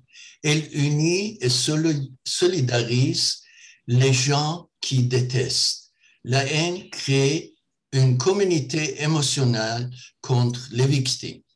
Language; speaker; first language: French; non-native, fluent; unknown